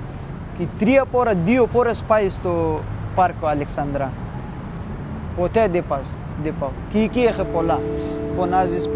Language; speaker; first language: Greek; non-native, learner; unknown